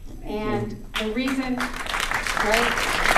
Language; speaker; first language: English; native; English